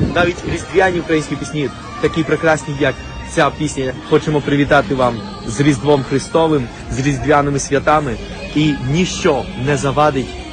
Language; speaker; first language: Ukrainian; non-native, fluent; Spanish